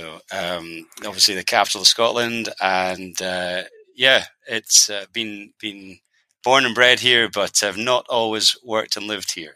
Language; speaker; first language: English; native; English